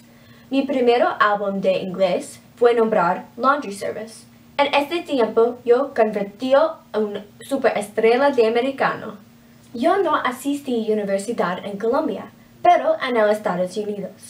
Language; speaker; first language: Spanish; non-native, learner; English